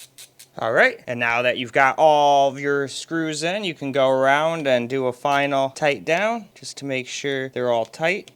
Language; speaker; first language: English; native; English